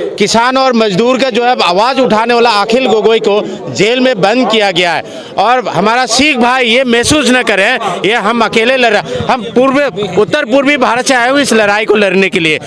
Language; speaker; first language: Hindi; non-native, local second language; Assamese